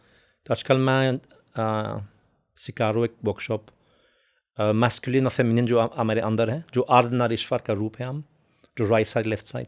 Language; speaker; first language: Hindi; non-native, fluent; French